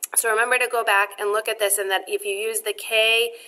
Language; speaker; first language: English; native; English